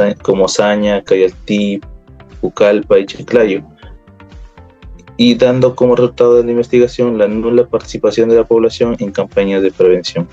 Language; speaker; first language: Spanish; native; Spanish